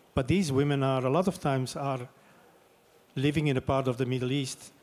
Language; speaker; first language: English; non-native, fluent; Dutch